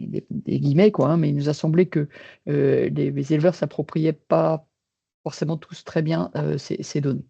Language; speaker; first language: French; native; French